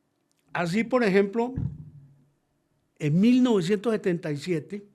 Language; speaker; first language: Spanish; native; Spanish